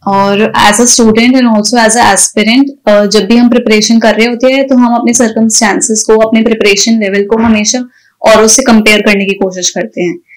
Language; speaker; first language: Hindi; native; Hindi